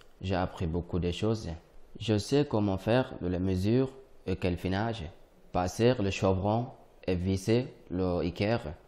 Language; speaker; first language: French; non-native, learner; Arabic